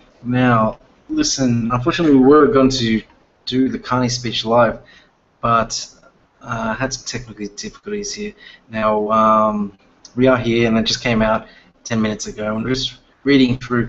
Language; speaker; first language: English; native; English